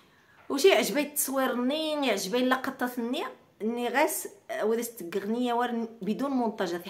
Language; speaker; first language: Arabic; native; Arabic